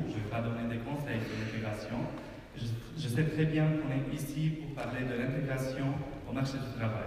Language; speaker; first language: French; non-native, fluent; Arabic